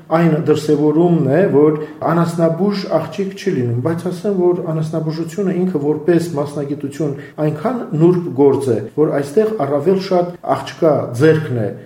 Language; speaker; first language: Armenian; native; Armenian